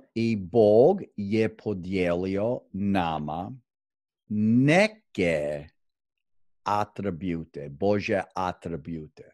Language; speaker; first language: Croatian; non-native, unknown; English